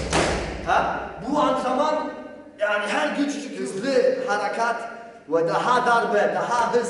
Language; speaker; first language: Turkish; non-native, learner; Polish